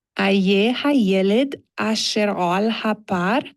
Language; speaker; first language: Hebrew; non-native, learner; English